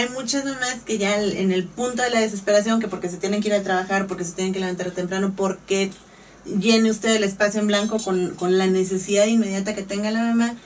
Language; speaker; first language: Spanish; native; Spanish